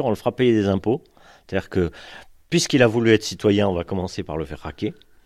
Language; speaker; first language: French; native; French